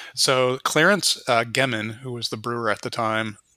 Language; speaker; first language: English; native; English